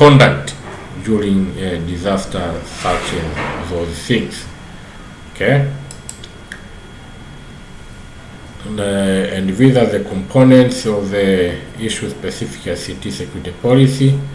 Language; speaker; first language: English; non-native, local second language; Swahili